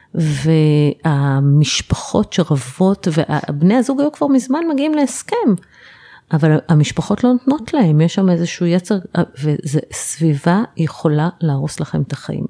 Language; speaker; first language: Hebrew; native; Hebrew